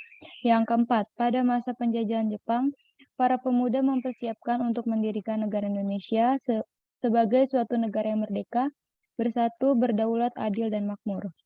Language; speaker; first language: Indonesian; native; Indonesian